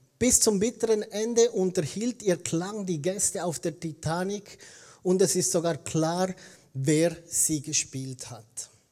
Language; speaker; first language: German; native; German